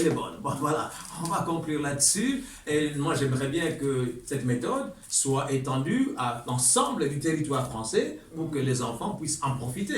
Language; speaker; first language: French; native; French